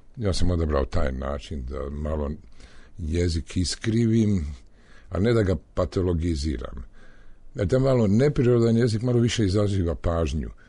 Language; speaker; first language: Croatian; native; Croatian